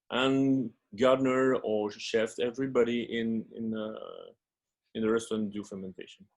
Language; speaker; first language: English; non-native, fluent; French